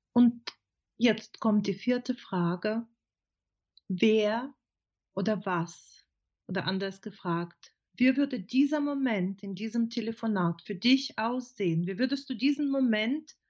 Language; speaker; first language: German; non-native, fluent; Ukrainian